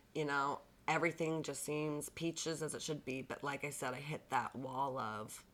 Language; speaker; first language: English; native; English